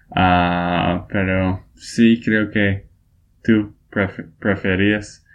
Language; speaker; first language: Spanish; non-native, fluent; English